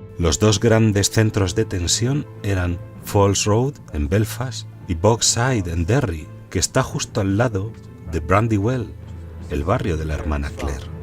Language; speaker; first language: Spanish; non-native, fluent; English